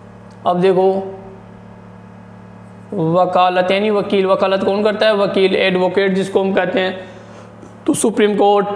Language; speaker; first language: Hindi; native; Hindi